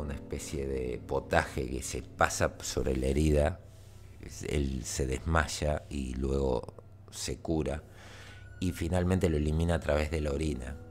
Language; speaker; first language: Spanish; native; Spanish